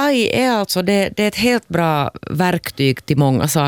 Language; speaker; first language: Swedish; native; Swedish